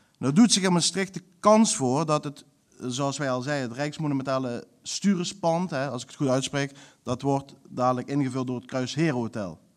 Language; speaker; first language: Dutch; native; Dutch